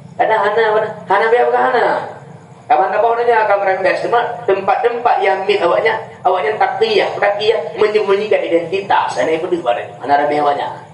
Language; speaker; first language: Malay; non-native, local second language; Achinese